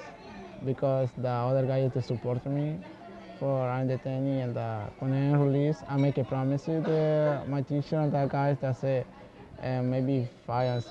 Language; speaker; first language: English; non-native, learner; Spanish